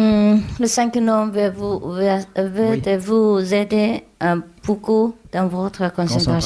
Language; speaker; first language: French; non-native, learner; Vietnamese